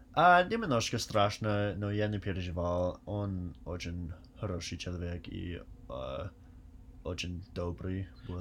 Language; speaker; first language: Russian; non-native, learner; English